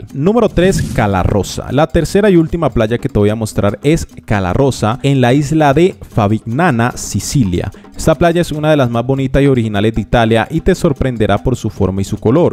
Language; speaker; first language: Spanish; native; Spanish